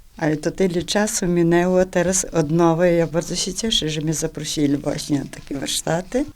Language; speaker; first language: Polish; native; Polish